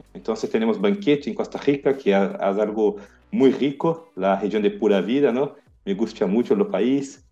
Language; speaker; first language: Spanish; non-native, learner; Portuguese